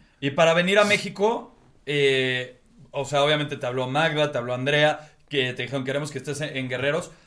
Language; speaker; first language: Spanish; native; Spanish